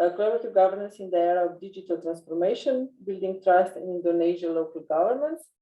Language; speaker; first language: English; non-native, fluent; Slovenian